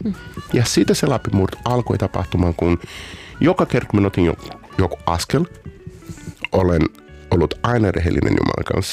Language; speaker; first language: Finnish; non-native, learner; Portuguese